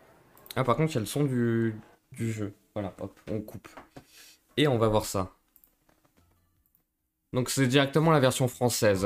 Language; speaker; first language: French; native; French